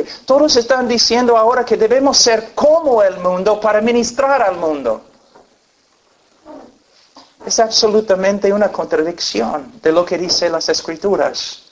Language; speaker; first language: Spanish; non-native, fluent; English